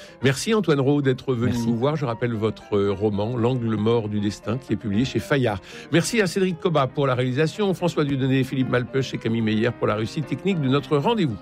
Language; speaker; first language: French; native; French